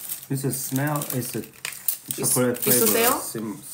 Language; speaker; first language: English; non-native, learner; Korean